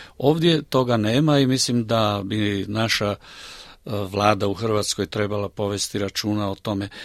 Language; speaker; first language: Croatian; native; Croatian